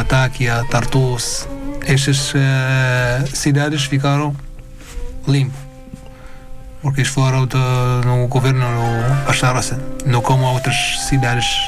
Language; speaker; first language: Portuguese; non-native, learner; Arabic